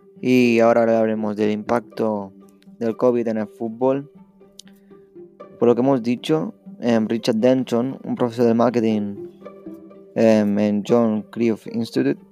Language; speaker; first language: Spanish; early bilingual, other home language; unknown